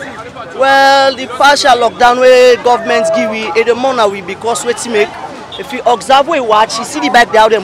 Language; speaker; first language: English; non-native, local second language; Krio